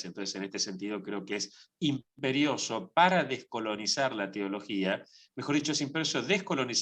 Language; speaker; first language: Spanish; native; Spanish